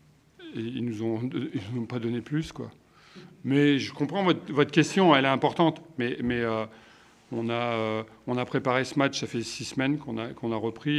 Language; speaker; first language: French; native; French